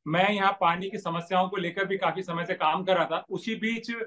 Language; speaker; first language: Hindi; native; Hindi